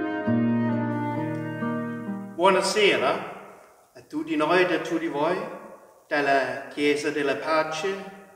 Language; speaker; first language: Italian; non-native, learner; Danish